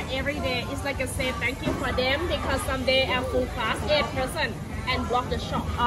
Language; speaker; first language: English; non-native, fluent; Thai